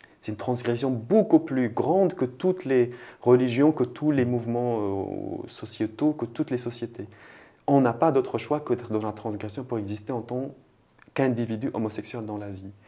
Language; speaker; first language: French; non-native, local second language; Arabic